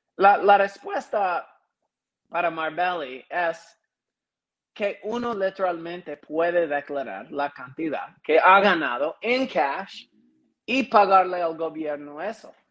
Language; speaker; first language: Spanish; non-native, learner; English